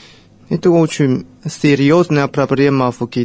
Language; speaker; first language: Russian; non-native, fluent; Chinese